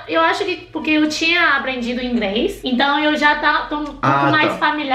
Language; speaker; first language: Portuguese; non-native, fluent; Chinese